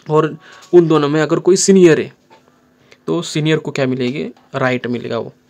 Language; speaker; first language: Hindi; non-native, local second language; Marathi